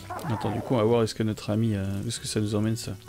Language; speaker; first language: French; native; French